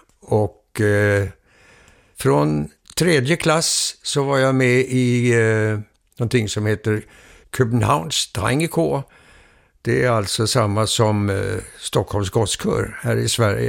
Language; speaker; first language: Swedish; early bilingual, heritage; Swedish